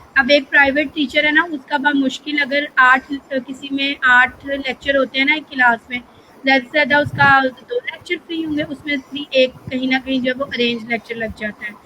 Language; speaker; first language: Urdu; native; Urdu